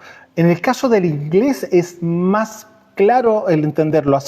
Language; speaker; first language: Spanish; native; Spanish